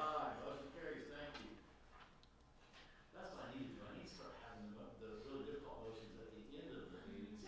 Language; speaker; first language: English; native; English